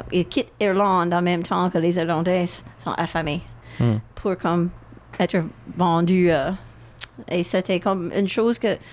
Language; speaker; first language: French; non-native, local second language; English